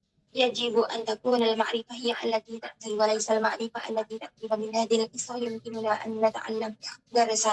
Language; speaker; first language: Arabic; non-native, learner; Indonesian